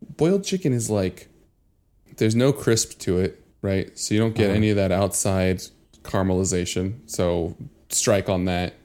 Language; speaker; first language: English; early bilingual, other home language; Spanish